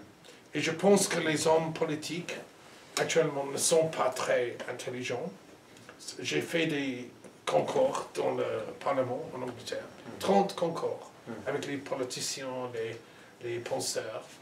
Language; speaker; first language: French; non-native, learner; English